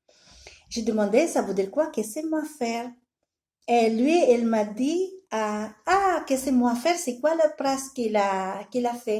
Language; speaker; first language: French; non-native, learner; Filipino